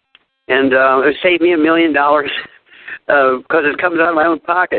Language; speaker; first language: English; native; English